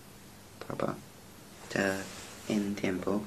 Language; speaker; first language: Spanish; non-native, learner; English